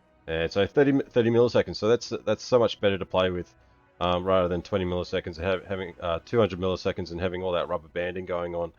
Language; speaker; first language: English; native; English